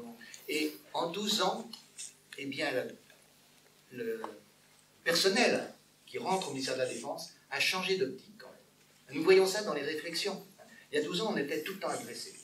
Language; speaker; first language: French; native; French